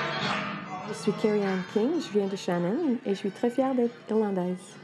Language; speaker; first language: French; non-native, local second language; English